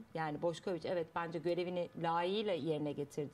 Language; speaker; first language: Turkish; native; Turkish